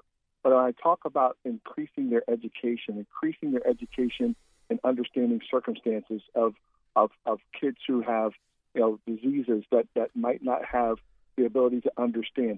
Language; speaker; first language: English; native; English